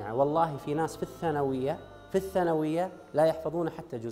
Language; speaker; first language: Arabic; native; Arabic